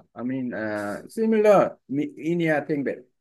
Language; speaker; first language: English; non-native, learner; Korean